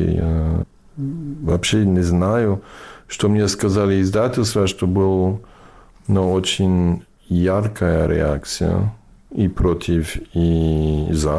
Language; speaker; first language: Russian; non-native, fluent; English